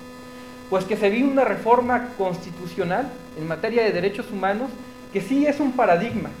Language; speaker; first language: Spanish; native; Spanish